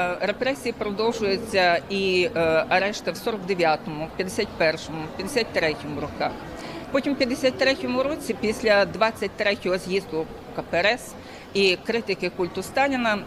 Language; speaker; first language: Ukrainian; native; Ukrainian